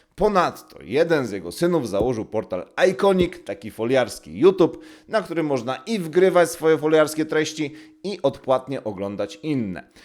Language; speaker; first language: Polish; native; Polish